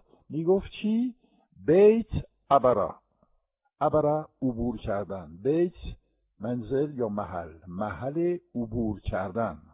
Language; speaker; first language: Persian; non-native, fluent; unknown